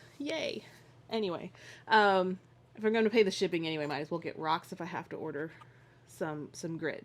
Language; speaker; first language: English; native; English